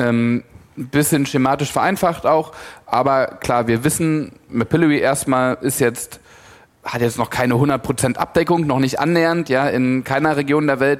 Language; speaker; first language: German; native; German